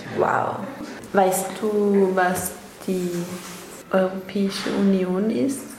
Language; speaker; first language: German; native; German